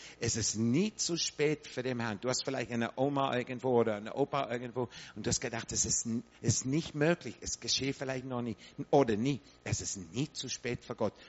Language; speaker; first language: German; non-native, fluent; English